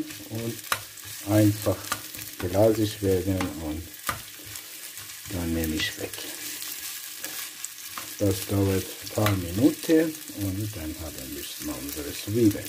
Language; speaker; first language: German; non-native, learner; Persian